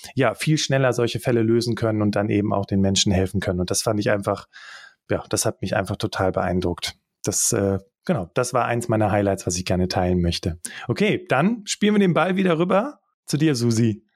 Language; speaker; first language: German; early bilingual, other home language; English